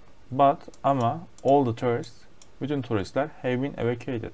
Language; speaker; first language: English; non-native, fluent; Turkish